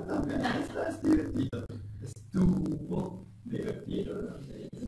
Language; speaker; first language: Spanish; non-native, learner; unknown